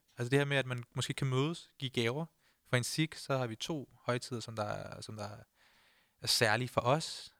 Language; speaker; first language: Danish; early bilingual, other home language; Punjabi